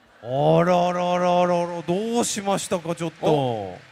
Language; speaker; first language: Japanese; native; Japanese